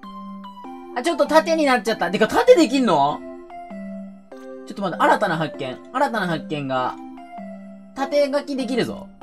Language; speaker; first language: Japanese; native; Japanese